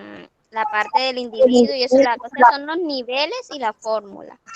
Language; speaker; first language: Spanish; native; Spanish